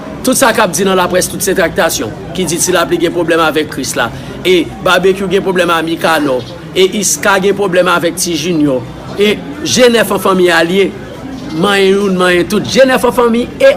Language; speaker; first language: Haitian Creole; native; Haitian Creole